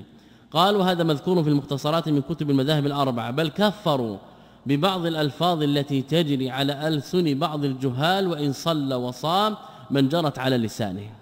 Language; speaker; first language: Arabic; native; Arabic